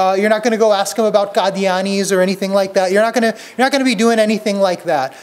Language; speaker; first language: English; native; English